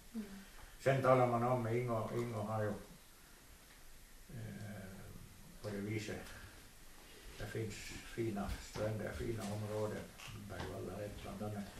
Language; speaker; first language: Swedish; native; Swedish